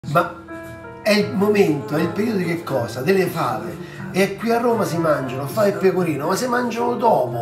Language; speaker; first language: Italian; native; Italian